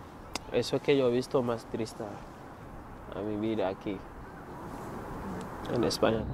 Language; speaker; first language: Spanish; non-native, learner; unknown